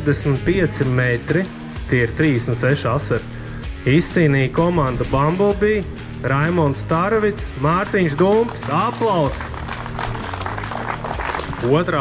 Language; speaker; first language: Latvian; native; Latvian